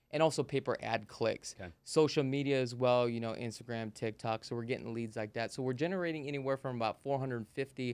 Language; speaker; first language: English; native; English